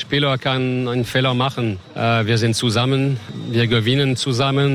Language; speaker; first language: German; non-native, learner; French